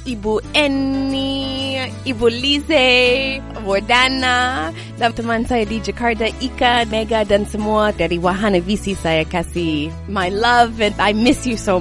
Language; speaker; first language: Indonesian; non-native, learner; English